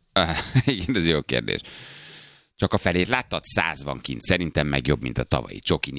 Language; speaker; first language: Hungarian; native; Hungarian